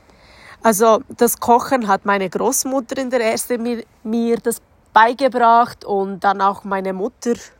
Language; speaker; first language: German; non-native, fluent; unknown